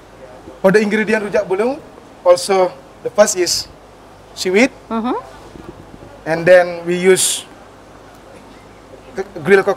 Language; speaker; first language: English; non-native, learner; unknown